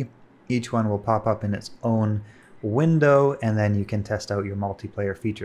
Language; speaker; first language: English; native; English